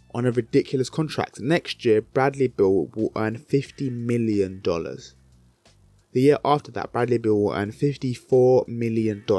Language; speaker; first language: English; native; English